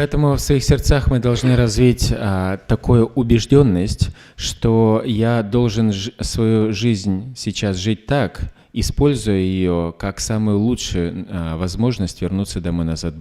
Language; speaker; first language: Russian; native; Russian